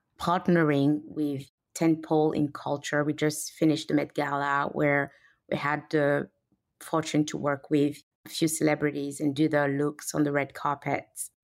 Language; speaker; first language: English; non-native, fluent; French